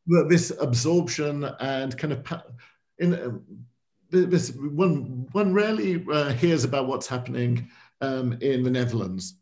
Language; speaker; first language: English; native; English